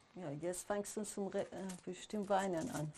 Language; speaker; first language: German; non-native, learner; Persian